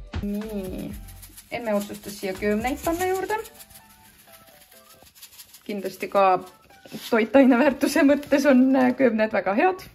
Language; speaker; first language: Estonian; native; Estonian